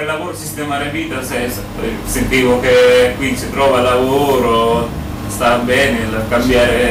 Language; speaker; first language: Italian; non-native, learner; Bangla